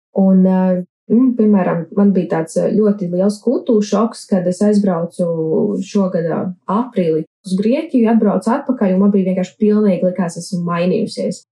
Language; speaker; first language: Latvian; native; Latvian